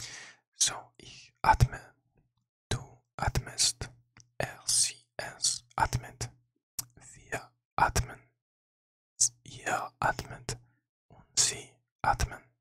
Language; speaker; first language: German; non-native, learner; English